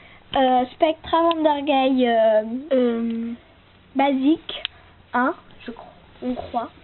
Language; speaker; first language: French; native; French